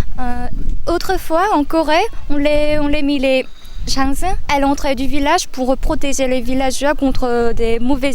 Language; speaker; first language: French; non-native, fluent; Korean